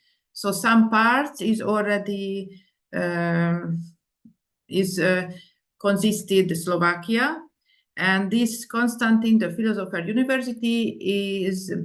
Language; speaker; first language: English; non-native, fluent; Indonesian